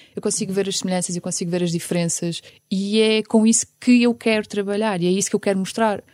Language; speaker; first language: Portuguese; early bilingual, other home language; Ukrainian